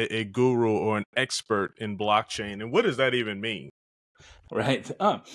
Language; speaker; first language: English; native; English